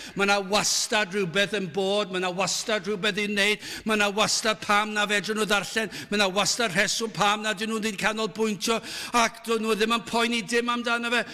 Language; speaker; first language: Welsh; native; Welsh